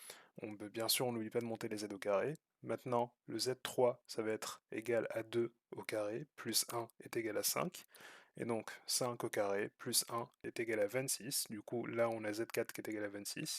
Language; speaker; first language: French; native; French